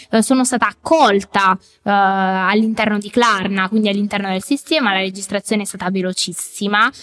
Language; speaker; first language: Italian; native; Italian